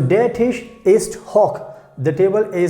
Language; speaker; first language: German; non-native, fluent; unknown